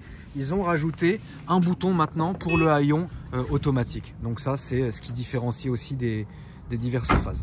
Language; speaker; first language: French; native; French